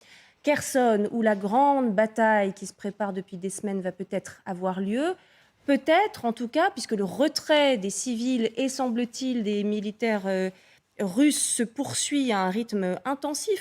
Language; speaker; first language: French; native; French